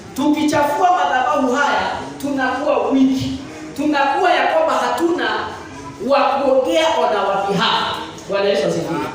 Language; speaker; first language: Swahili; non-native, local second language; Kikuyu